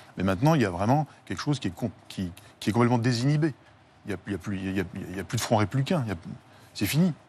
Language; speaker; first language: French; native; French